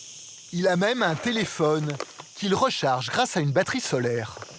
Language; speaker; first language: French; native; French